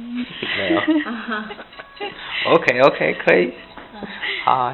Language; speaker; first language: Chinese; non-native, learner; English